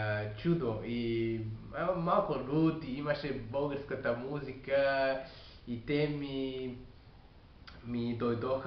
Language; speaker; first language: Bulgarian; non-native, learner; French